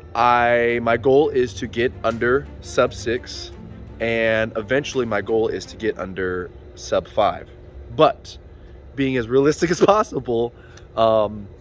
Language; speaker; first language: English; native; English